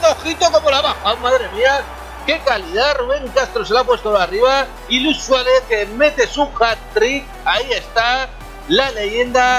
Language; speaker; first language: Spanish; native; Spanish